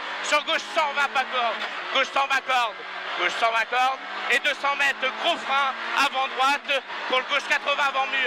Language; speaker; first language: French; native; French